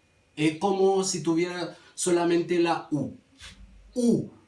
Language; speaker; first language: Spanish; non-native, learner; Haitian Creole